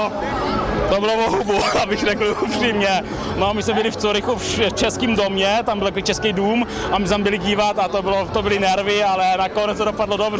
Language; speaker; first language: Czech; early bilingual, heritage; Czech